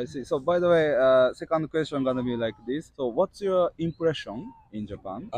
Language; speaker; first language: English; non-native, learner; Japanese